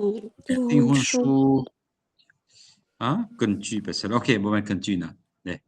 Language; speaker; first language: Chinese; non-native, fluent; Lao